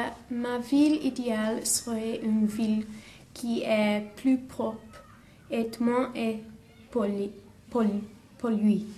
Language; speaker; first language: French; non-native, learner; English